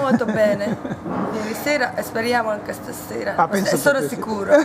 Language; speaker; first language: Italian; non-native, learner; Hungarian